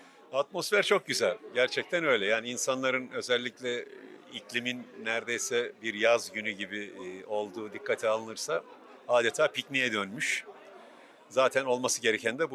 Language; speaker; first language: Turkish; native; Turkish